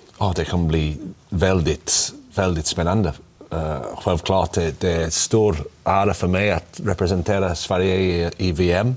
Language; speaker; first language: Swedish; non-native, learner; English